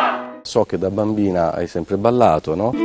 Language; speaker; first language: Italian; native; Italian